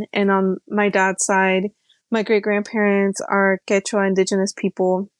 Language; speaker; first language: English; native; English